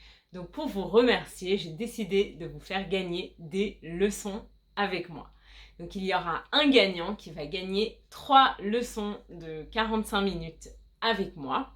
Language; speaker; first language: French; native; French